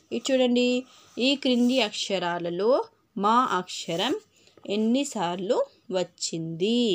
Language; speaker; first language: Telugu; non-native, local second language; Urdu